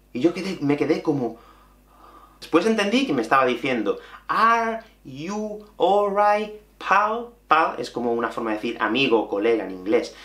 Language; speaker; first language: Spanish; native; Spanish